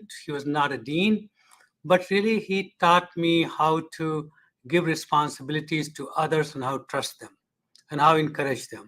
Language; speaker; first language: English; non-native, fluent; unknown